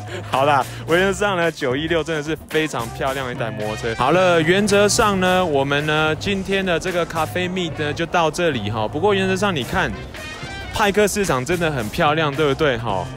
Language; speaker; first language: Chinese; early bilingual, heritage; Chinese